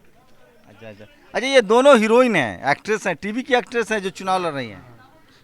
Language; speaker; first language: Hindi; native; Hindi